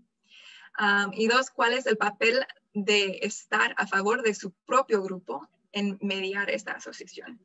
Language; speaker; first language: Spanish; non-native, fluent; English